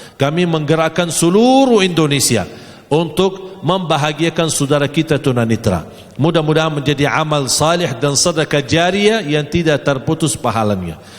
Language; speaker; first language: Malay; non-native, fluent; Arabic